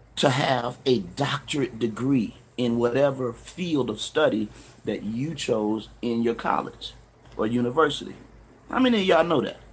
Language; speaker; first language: English; native; English